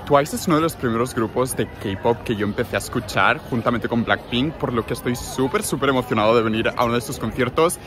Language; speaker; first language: Spanish; native; Spanish